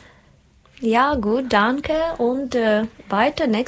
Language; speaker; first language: German; non-native, learner; Russian